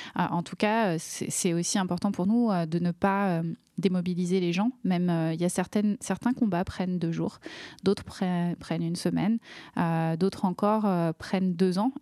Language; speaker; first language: French; native; French